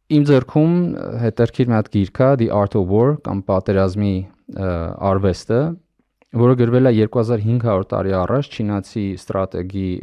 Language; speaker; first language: Armenian; native; Armenian